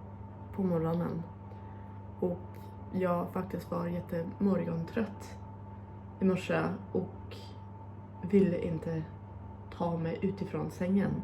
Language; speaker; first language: Swedish; non-native, fluent; English